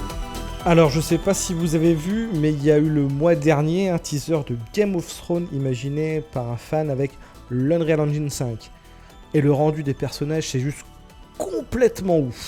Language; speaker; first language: French; native; French